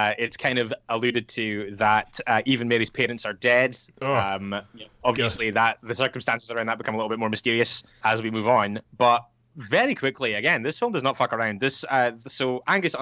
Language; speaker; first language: English; native; English